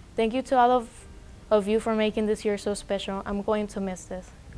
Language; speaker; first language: English; early bilingual, other home language; Spanish